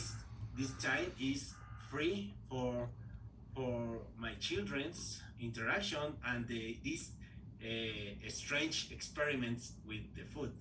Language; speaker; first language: English; non-native, learner; Spanish